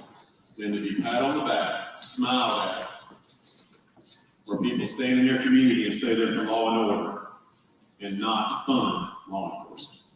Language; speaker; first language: English; native; English